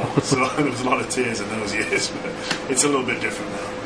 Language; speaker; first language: English; native; English